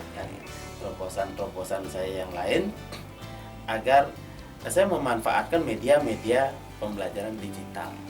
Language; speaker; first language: Indonesian; non-native, local second language; Balinese